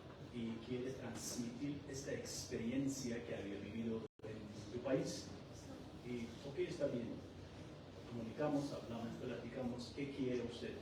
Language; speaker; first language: Spanish; non-native, fluent; Persian